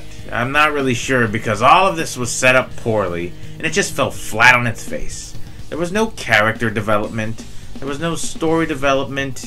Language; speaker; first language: English; native; English